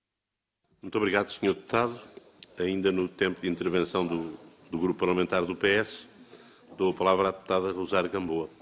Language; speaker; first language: Portuguese; native; Portuguese